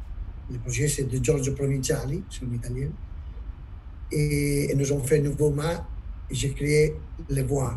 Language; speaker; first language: French; non-native, learner; Italian